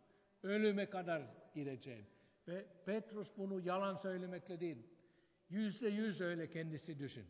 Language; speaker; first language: Turkish; non-native, fluent; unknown